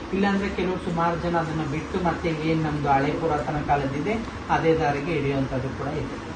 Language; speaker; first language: Kannada; native; Kannada